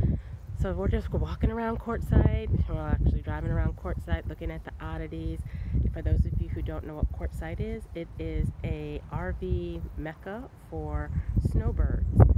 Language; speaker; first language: English; native; English